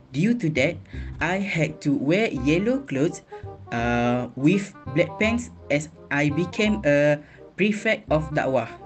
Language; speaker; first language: English; non-native, local second language; Malay